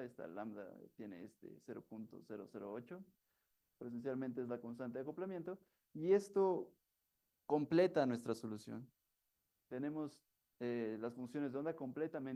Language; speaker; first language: Spanish; native; Spanish